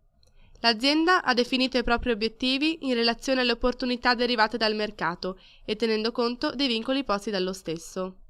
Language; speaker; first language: Italian; native; Italian